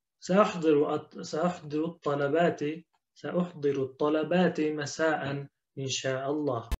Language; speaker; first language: Arabic; non-native, fluent; Turkish